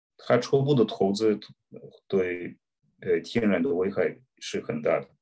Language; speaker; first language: Chinese; non-native, fluent; Russian